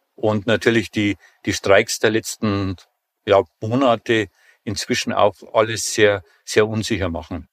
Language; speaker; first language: German; native; German